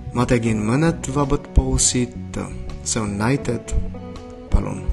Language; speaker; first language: Estonian; non-native, learner; Belarusian